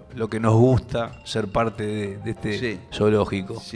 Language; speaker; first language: Spanish; native; Spanish